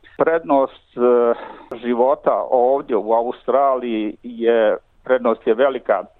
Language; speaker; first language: Bosnian; native; Bosnian